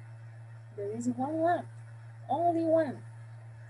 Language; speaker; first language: English; non-native, fluent; Spanish